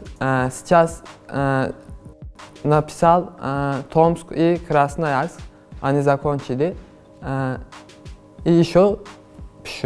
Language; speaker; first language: Russian; non-native, learner; Turkish